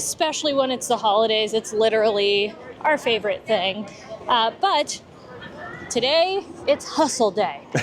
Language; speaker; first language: English; native; English